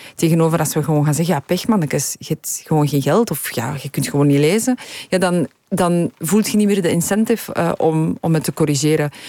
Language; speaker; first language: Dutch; early bilingual, other home language; Polish